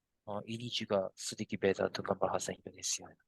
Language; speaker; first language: Indonesian; non-native, learner; Japanese